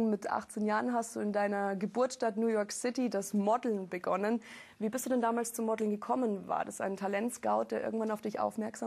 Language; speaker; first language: German; native; German